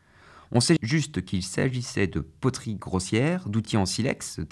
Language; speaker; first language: French; native; French